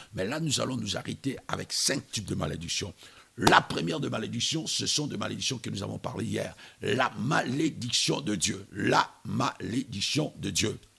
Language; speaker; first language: French; non-native, local second language; Lingala